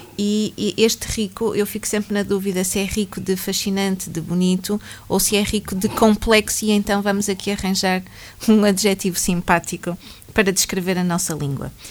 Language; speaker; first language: Portuguese; native; Portuguese